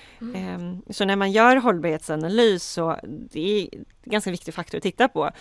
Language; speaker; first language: Swedish; native; Swedish